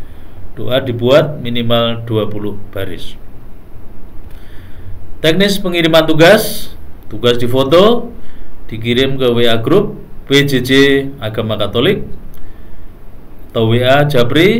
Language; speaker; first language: Indonesian; native; Indonesian